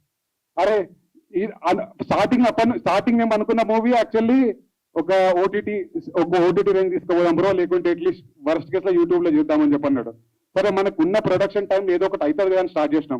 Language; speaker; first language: Telugu; native; Telugu